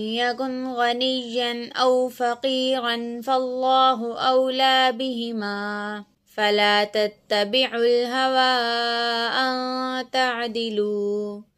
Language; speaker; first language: Arabic; non-native, learner; Urdu